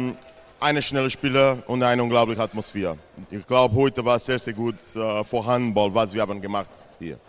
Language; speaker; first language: German; non-native, learner; Portuguese